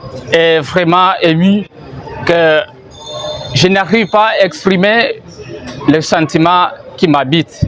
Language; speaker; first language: French; non-native, fluent; Portuguese